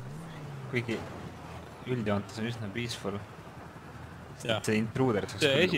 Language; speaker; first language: Estonian; native; Estonian